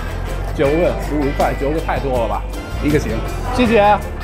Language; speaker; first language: Chinese; non-native, fluent; English